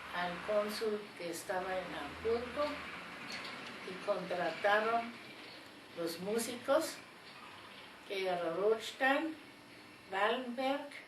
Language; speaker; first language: Spanish; non-native, fluent; German